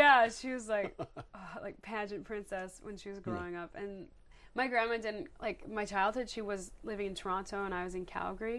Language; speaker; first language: English; native; English